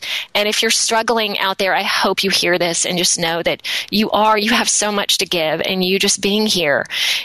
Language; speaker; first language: English; native; English